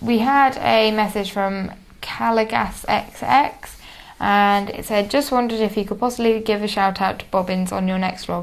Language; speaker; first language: English; native; English